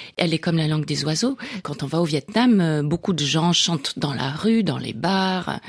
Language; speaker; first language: French; native; French